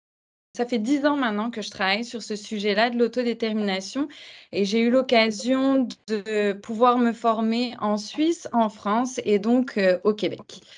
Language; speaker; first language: French; native; French